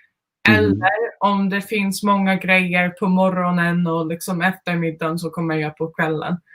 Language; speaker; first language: Swedish; non-native, fluent; Finnish